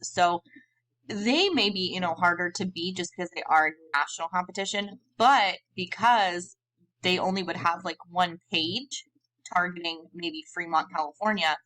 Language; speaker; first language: English; native; English